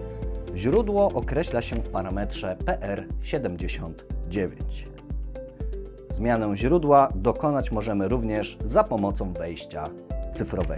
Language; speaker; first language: Polish; native; Polish